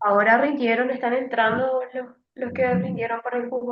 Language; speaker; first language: Spanish; native; Spanish